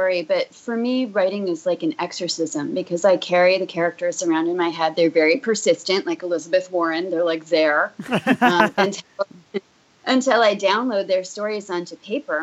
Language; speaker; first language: English; native; English